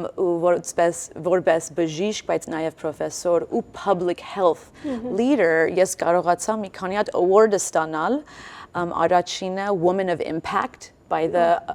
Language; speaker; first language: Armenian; early bilingual, heritage; Armenian